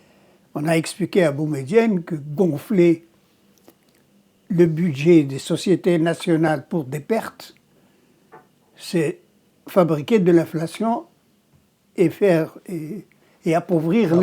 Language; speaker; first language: French; non-native, local second language; Arabic